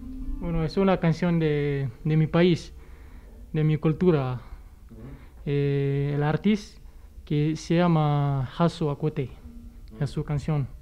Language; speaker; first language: Spanish; non-native, learner; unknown